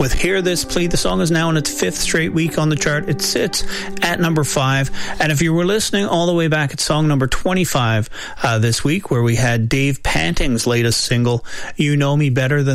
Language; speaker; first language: English; native; English